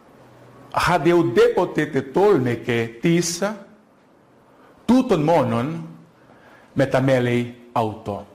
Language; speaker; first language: Greek; non-native, fluent; Portuguese